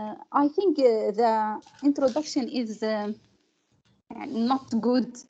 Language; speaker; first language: English; non-native, learner; Arabic